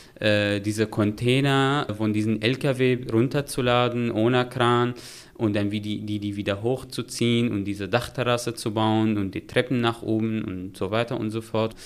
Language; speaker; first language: German; non-native, fluent; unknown